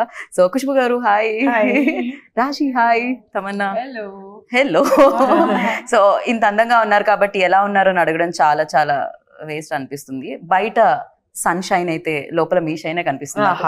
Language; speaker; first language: Telugu; native; Telugu